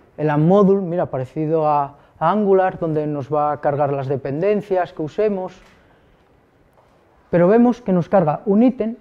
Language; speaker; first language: Spanish; native; Spanish